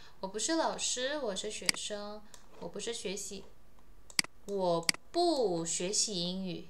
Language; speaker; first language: Chinese; non-native, fluent; Indonesian